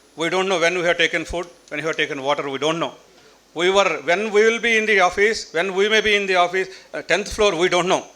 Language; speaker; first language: English; non-native, local second language; Telugu